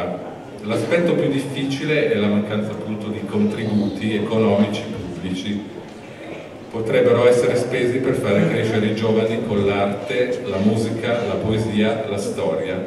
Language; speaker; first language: Italian; native; Italian